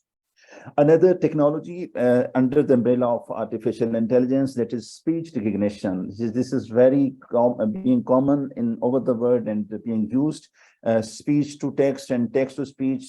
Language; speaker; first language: English; non-native, local second language; Malay